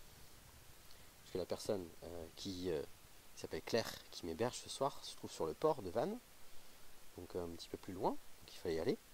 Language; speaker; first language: French; native; French